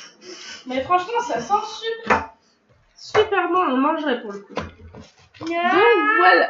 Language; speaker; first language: French; native; French